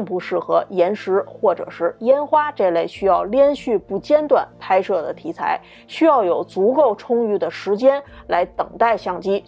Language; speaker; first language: Chinese; native; Chinese